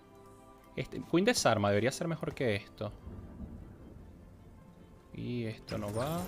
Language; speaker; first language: Spanish; native; Spanish